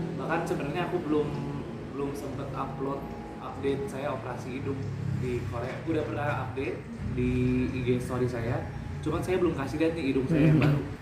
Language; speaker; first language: Indonesian; native; Indonesian